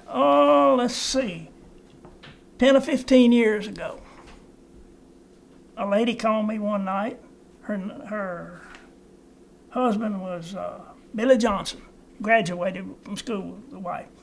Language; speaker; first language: English; native; English